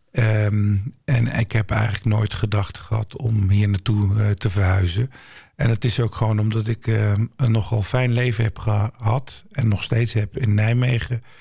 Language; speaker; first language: Dutch; early bilingual, other home language; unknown